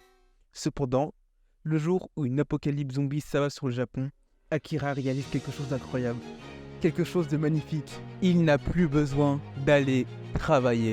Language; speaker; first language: French; native; French